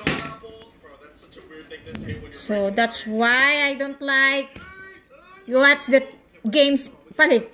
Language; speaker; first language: English; non-native, local second language; Filipino